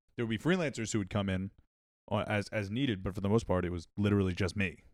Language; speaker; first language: English; native; English